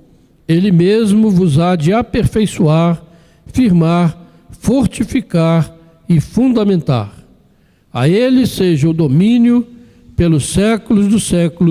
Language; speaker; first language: Portuguese; native; Portuguese